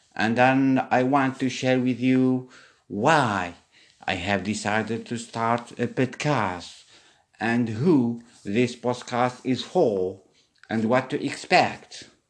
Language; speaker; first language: English; non-native, fluent; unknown